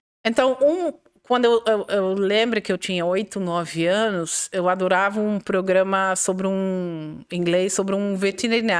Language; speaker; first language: Portuguese; non-native, fluent; Dutch